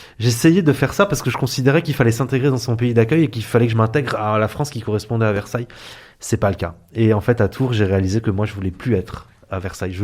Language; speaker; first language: French; early bilingual, other home language; Arabic